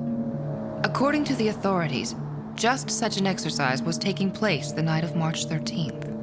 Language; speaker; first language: English; native; English